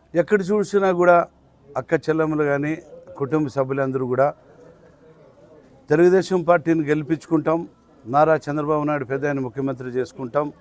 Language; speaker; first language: Telugu; native; Telugu